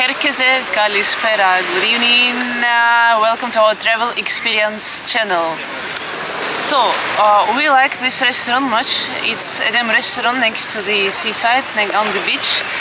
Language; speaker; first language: English; non-native, fluent; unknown